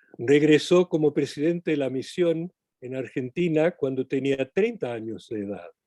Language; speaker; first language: Spanish; non-native, fluent; English